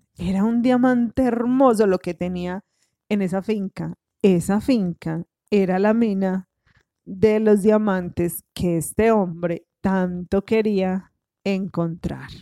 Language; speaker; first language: Spanish; native; Spanish